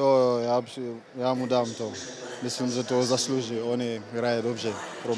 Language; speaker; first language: Czech; non-native, learner; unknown